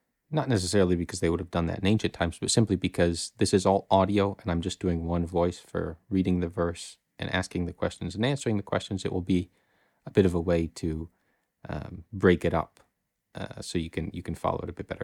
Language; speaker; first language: English; native; English